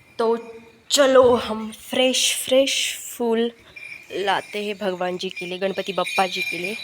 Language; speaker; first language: Hindi; non-native, local second language; Marathi